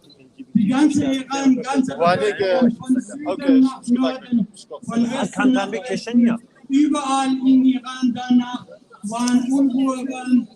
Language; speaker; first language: German; non-native, learner; Central Kurdish